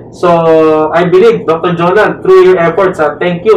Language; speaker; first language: English; non-native, local second language; Filipino